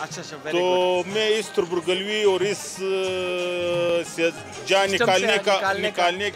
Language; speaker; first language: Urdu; non-native, local second language; Pashto